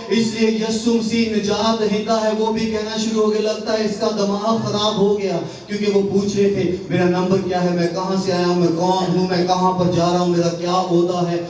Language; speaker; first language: Urdu; non-native, local second language; Punjabi